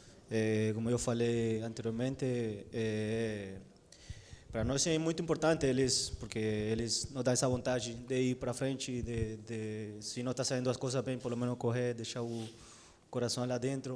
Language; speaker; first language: Portuguese; non-native, fluent; Spanish